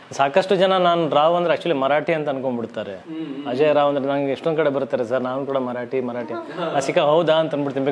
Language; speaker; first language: Kannada; native; Kannada